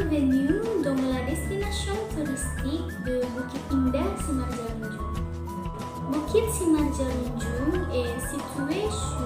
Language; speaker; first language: French; non-native, learner; Indonesian